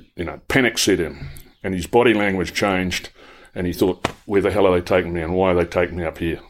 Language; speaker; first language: English; native; English